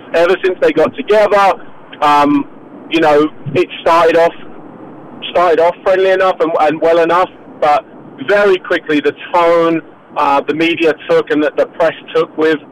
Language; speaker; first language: English; native; English